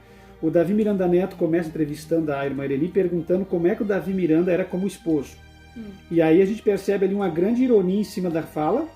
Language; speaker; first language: Portuguese; native; Portuguese